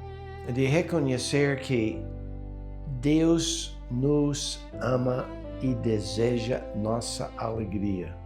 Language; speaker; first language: Portuguese; non-native, fluent; English